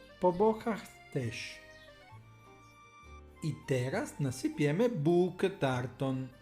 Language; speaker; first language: Polish; non-native, learner; Italian